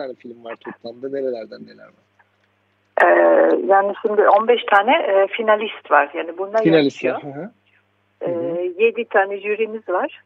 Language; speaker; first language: Turkish; non-native, fluent; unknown